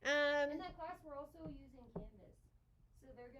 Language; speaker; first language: English; native; English